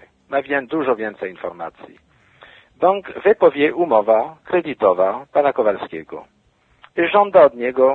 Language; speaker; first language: Polish; non-native, fluent; French